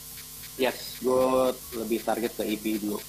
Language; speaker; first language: Indonesian; native; Indonesian